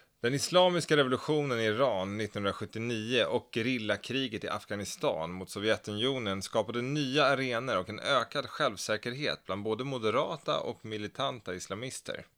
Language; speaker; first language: Swedish; native; Swedish